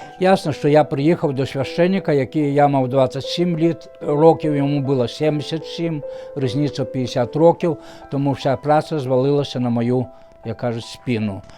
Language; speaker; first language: Ukrainian; non-native, fluent; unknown